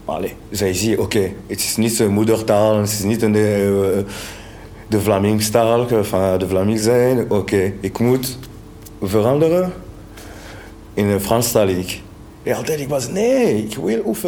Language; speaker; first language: Dutch; non-native, learner; French